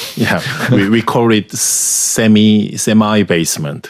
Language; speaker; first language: English; non-native, learner; Korean